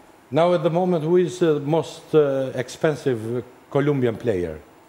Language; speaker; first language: English; non-native, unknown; Albanian